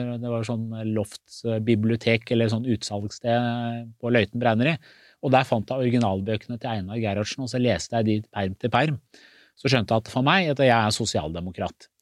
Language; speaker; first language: Norwegian; early bilingual, other home language; Persian